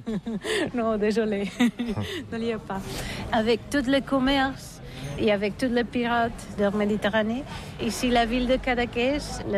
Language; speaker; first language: French; non-native, learner; Catalan